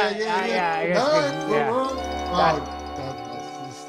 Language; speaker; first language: English; native; English